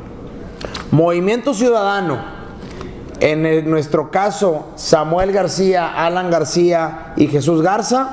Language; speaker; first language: Spanish; native; Spanish